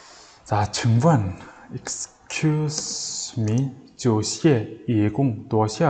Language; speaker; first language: Chinese; non-native, learner; Mongolian